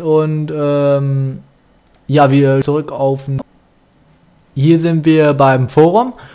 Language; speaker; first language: German; native; German